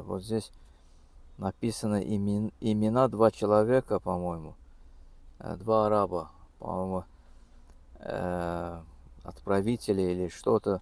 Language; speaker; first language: Russian; non-native, fluent; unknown